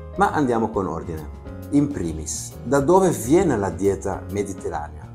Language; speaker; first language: Italian; non-native, fluent; Latvian